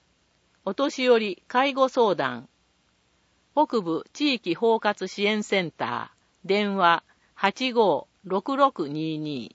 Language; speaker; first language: Japanese; native; Japanese